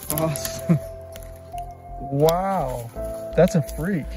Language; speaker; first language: English; native; English